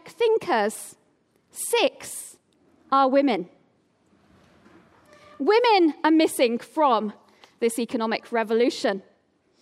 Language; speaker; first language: English; native; English